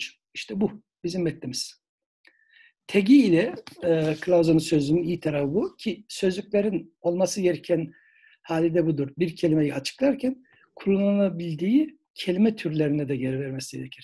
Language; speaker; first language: Turkish; native; Turkish